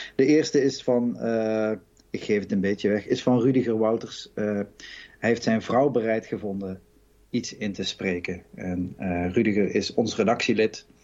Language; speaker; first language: Dutch; native; Dutch